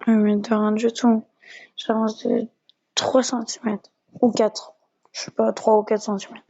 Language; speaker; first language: French; native; French